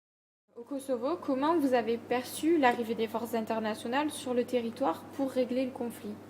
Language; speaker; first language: French; native; French